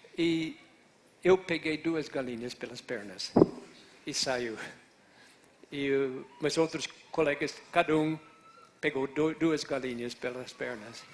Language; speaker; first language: Portuguese; non-native, fluent; English